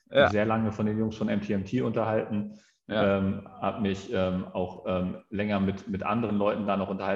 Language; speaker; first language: German; native; German